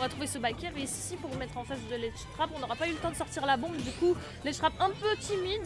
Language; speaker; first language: French; native; French